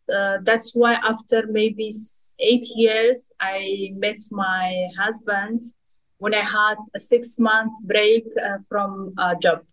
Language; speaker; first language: English; non-native, fluent; Russian